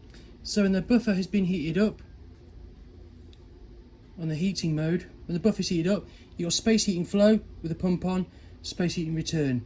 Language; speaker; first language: English; native; English